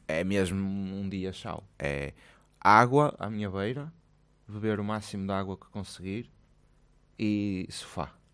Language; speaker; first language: Portuguese; native; Portuguese